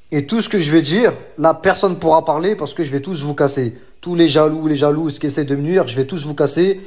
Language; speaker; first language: French; native; French